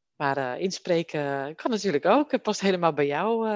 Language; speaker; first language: Dutch; native; Dutch